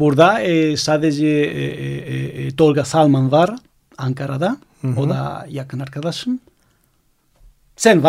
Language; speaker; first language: Turkish; non-native, fluent; Spanish